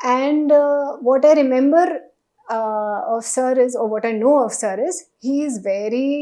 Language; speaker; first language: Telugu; non-native, learner; Hindi